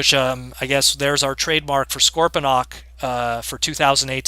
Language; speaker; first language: English; native; English